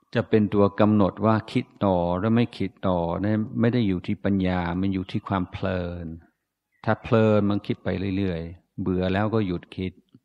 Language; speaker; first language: Thai; non-native, fluent; English